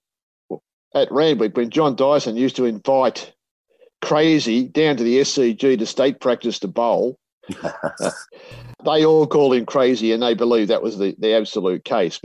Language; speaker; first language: English; native; English